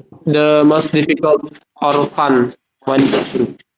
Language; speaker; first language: English; non-native, learner; Indonesian